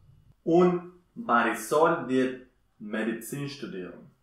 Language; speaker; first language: German; non-native, fluent; Spanish